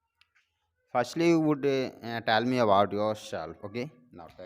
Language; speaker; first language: English; non-native, learner; Hindi